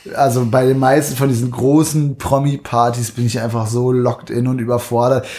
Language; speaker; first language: German; native; German